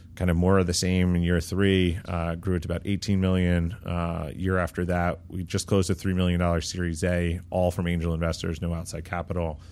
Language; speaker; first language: English; native; English